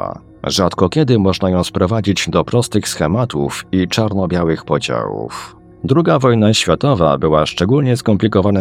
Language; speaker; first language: Polish; native; Polish